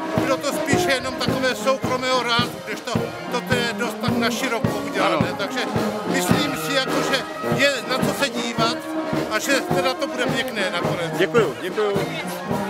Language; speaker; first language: Czech; native; Czech